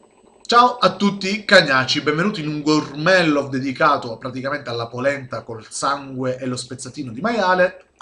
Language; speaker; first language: Italian; native; Italian